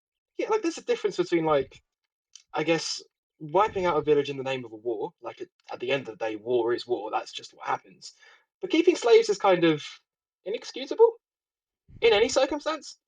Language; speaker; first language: English; native; English